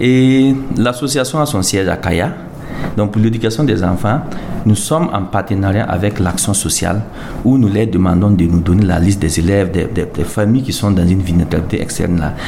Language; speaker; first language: French; non-native, local second language; Mossi